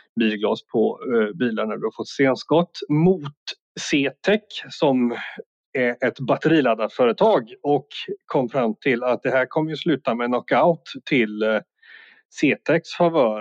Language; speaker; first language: Swedish; native; Swedish